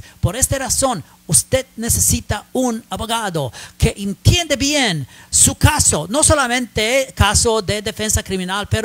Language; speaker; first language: Spanish; non-native, learner; English